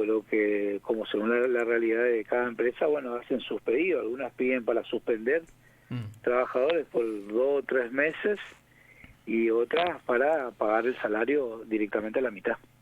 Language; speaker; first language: Spanish; native; Spanish